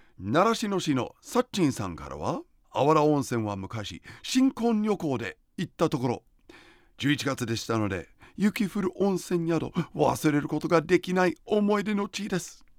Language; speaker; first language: Japanese; non-native, fluent; English